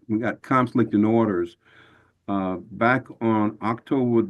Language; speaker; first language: English; native; English